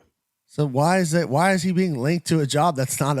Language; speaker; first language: English; native; English